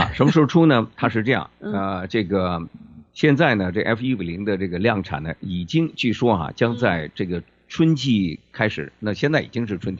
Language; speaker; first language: Chinese; native; Chinese